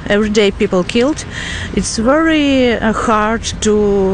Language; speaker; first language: English; non-native, learner; Russian